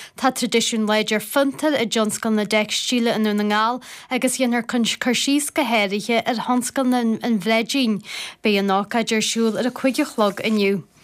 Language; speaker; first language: Irish; native; Irish